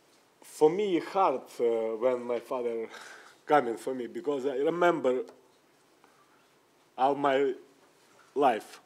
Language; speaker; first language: English; non-native, learner; Russian